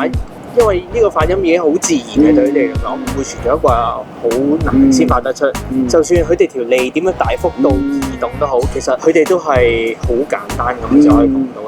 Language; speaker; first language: Cantonese; native; Cantonese